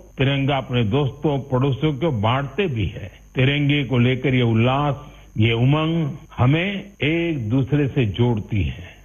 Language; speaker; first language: Urdu; native; Urdu